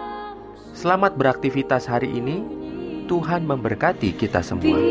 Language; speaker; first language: Indonesian; native; Indonesian